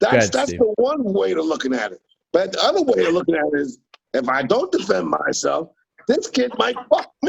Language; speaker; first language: English; native; English